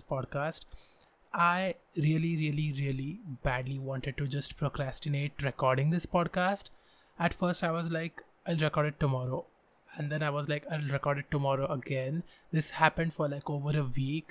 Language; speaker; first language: English; non-native, local second language; Marathi